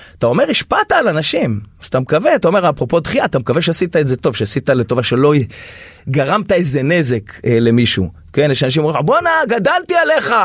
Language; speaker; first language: Hebrew; native; Hebrew